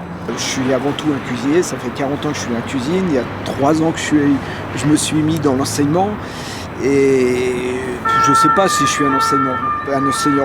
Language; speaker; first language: French; native; French